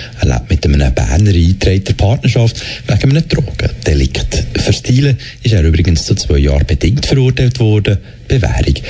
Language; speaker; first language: German; native; German